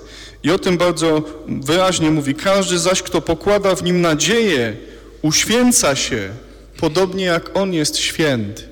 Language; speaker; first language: Polish; native; Polish